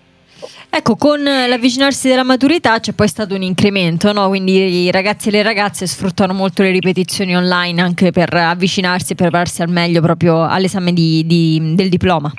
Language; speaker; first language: Italian; native; Italian